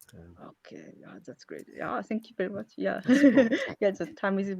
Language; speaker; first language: English; non-native, learner; Japanese